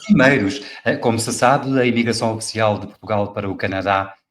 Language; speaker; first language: Portuguese; native; Portuguese